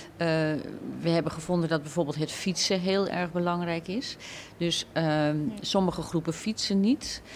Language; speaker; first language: Dutch; native; Dutch